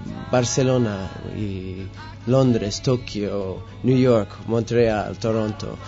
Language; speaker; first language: Spanish; non-native, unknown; English